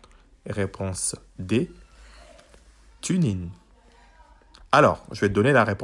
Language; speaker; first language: French; native; French